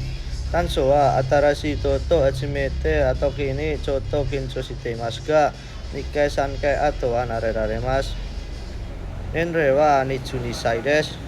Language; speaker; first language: Japanese; non-native, learner; Indonesian